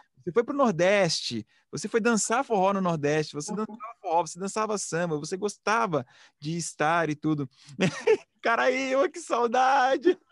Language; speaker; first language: Portuguese; native; Portuguese